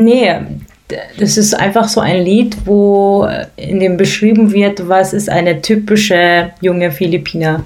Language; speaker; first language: German; early bilingual, other home language; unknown